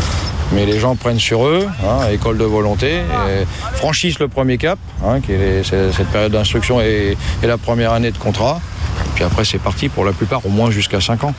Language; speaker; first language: French; native; French